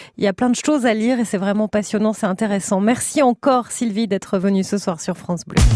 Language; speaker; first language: French; native; French